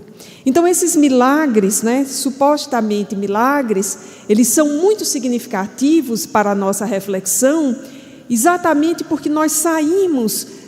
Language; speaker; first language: Portuguese; native; Portuguese